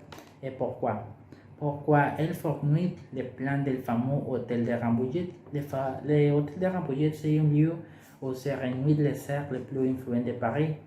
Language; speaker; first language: French; non-native, learner; Spanish